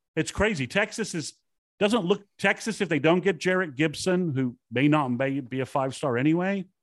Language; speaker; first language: English; native; English